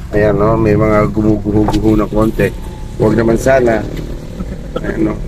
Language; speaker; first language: Filipino; native; Filipino